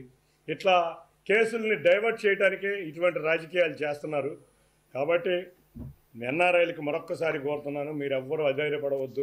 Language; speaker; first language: Telugu; native; Telugu